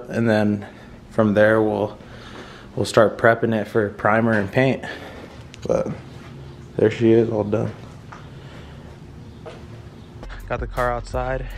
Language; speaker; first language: English; native; English